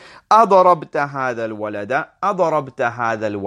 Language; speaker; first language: Arabic; non-native, fluent; English